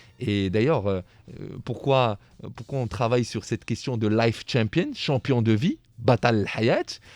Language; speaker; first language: French; non-native, local second language; Arabic